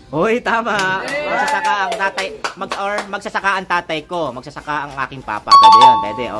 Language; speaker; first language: Filipino; non-native, local second language; Cebuano